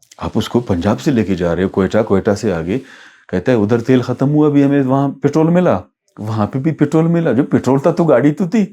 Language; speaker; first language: Urdu; non-native, local second language; Baluchi